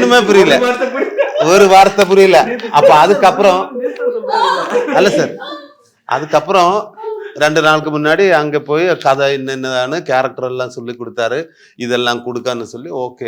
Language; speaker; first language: Tamil; non-native, learner; Malayalam